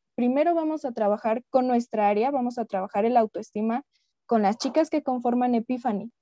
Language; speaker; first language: Spanish; native; Spanish